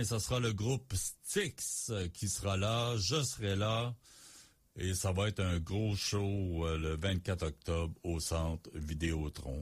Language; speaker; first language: French; native; French